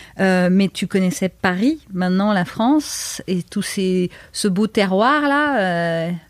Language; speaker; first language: French; native; French